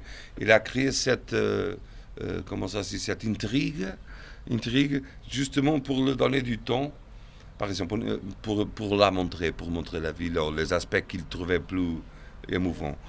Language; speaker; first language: French; non-native, fluent; Portuguese